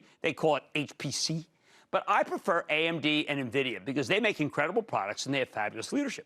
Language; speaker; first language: English; native; English